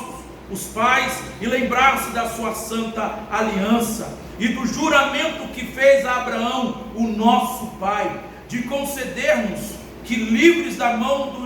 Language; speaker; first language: Portuguese; native; Portuguese